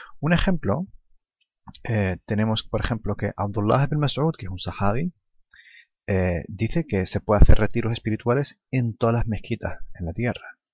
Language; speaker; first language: Spanish; non-native, fluent; Arabic